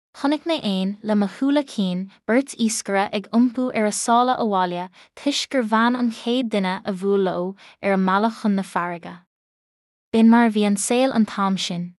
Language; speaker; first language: Irish; native; Irish